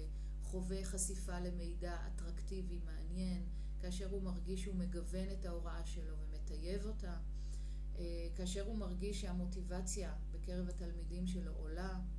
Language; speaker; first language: Hebrew; native; Hebrew